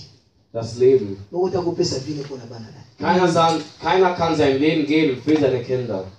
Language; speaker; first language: German; non-native, fluent; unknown